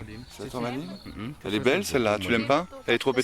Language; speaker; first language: French; native; French